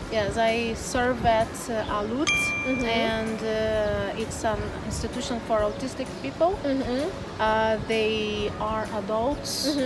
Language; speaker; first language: English; non-native, learner; Portuguese